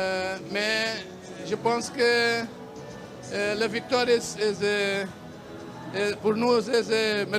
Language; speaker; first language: French; non-native, learner; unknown